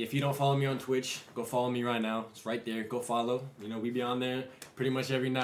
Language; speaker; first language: English; native; English